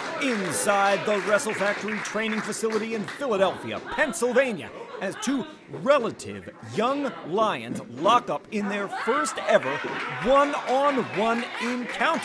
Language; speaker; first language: English; native; English